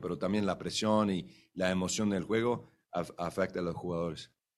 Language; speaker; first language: Spanish; early bilingual, heritage; Spanish